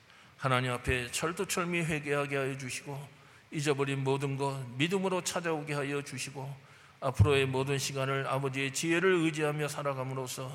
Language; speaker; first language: Korean; native; Korean